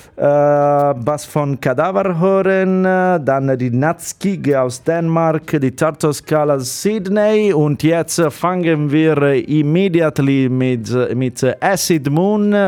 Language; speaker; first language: German; non-native, learner; Italian